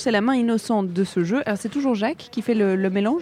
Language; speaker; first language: French; native; French